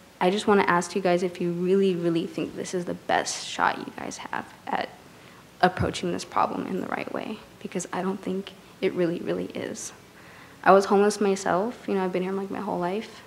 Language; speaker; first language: English; native; English